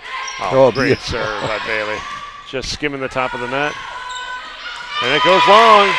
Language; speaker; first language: English; native; English